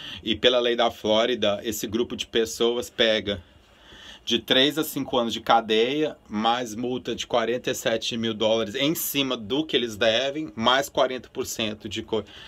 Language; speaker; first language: Portuguese; early bilingual, other home language; Spanish